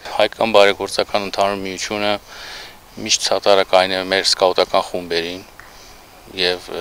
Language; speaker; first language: Armenian; native; Armenian